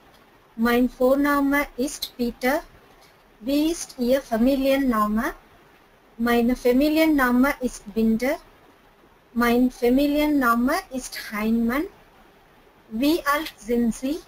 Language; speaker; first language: German; non-native, learner; Tamil